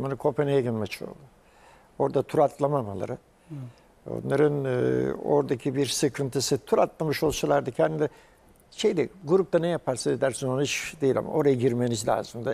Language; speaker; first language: Turkish; native; Turkish